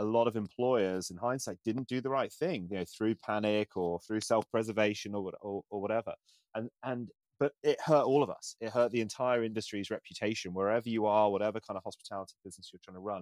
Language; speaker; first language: English; native; English